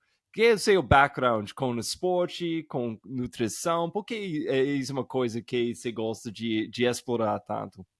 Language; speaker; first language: Portuguese; non-native, fluent; English